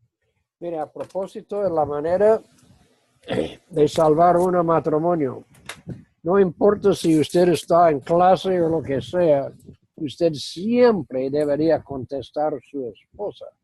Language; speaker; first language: Spanish; non-native, fluent; English